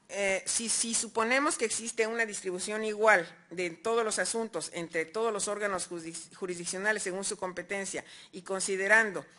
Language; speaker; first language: Spanish; native; Spanish